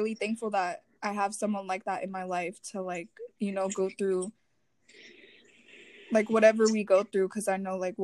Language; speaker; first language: English; non-native, fluent; Korean